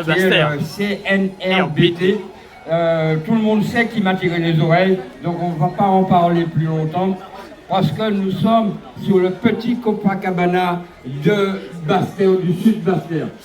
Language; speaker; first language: French; native; French